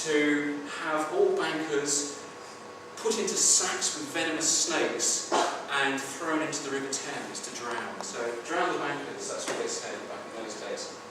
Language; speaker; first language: English; native; English